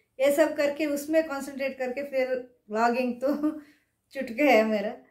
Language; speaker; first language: Hindi; non-native, local second language; Kannada